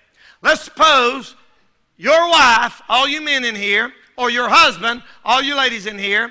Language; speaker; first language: English; native; English